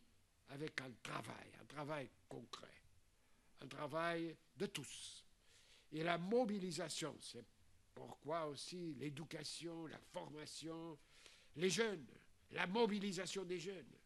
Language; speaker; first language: French; non-native, fluent; Portuguese